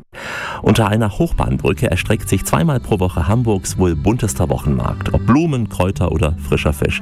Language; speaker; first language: German; native; German